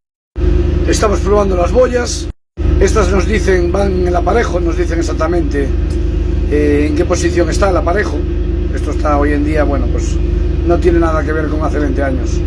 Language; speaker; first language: Spanish; native; Spanish